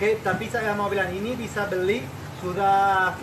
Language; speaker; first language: Indonesian; non-native, learner; Spanish